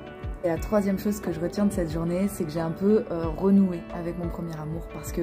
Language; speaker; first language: French; native; French